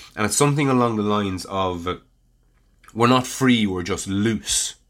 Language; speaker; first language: English; native; English